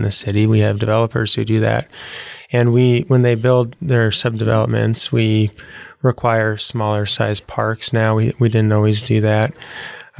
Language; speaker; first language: English; native; English